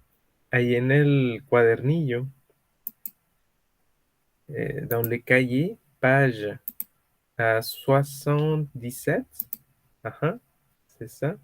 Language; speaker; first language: French; non-native, fluent; Spanish